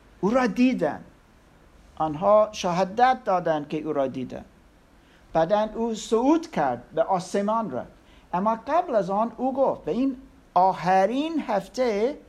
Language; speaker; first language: Persian; non-native, learner; English